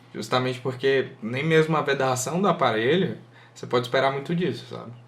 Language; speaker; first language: Portuguese; native; Portuguese